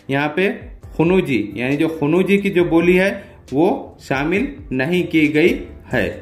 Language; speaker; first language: Urdu; native; Urdu